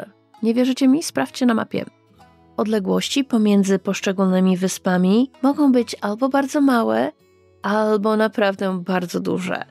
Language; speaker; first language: Polish; native; Polish